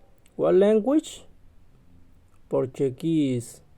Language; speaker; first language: English; non-native, learner; Spanish